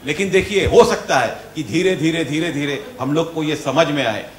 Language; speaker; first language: Hindi; non-native, local second language; Bangla